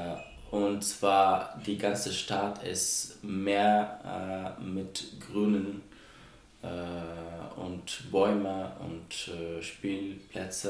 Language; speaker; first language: German; non-native, fluent; Persian